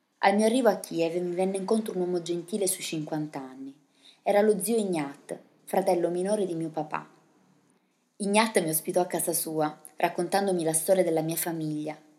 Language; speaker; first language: Italian; early bilingual, other home language; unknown